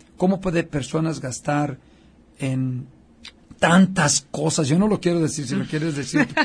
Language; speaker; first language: Spanish; early bilingual, heritage; Spanish